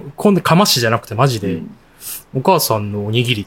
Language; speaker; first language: Japanese; native; Japanese